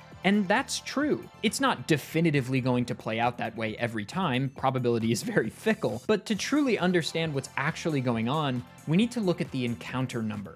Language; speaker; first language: English; native; English